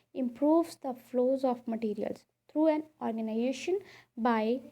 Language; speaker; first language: English; non-native, local second language; Punjabi